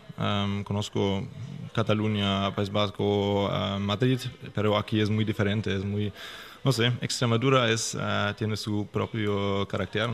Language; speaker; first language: Spanish; non-native, fluent; German